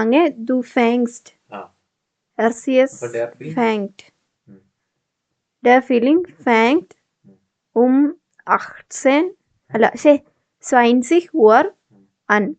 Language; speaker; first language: German; non-native, learner; Malayalam